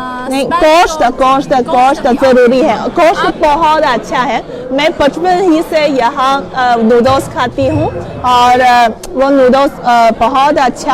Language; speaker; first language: Hindi; non-native, learner; Chinese